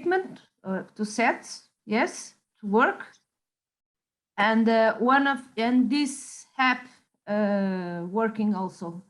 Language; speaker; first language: English; non-native, fluent; Portuguese